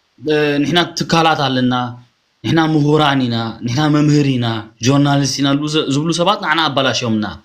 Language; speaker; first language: Tigrinya; early bilingual, heritage; Tigrinya